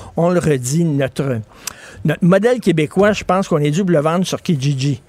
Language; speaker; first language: French; native; French